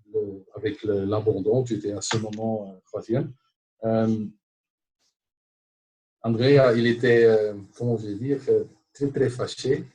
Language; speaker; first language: French; non-native, local second language; Dutch